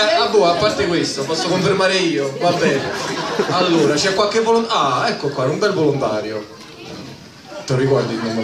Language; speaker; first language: Italian; native; Italian